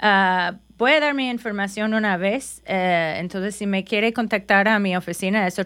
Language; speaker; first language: Spanish; non-native, fluent; English